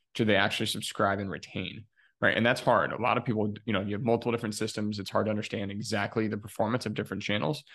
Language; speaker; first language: English; native; English